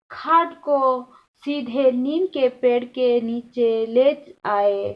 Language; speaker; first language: Hindi; non-native, local second language; Kannada